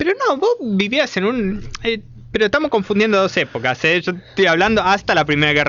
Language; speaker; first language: Spanish; native; Spanish